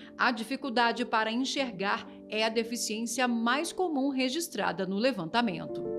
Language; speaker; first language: Portuguese; native; Portuguese